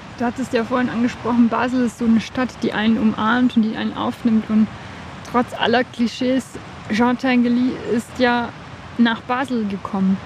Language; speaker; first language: German; early bilingual, other home language; Bosnian